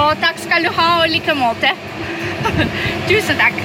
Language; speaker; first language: Norwegian; non-native, learner; Polish